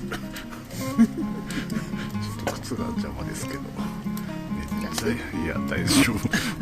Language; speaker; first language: Japanese; native; Japanese